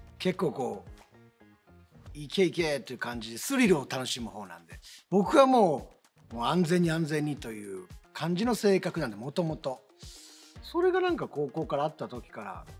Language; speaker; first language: Japanese; native; Japanese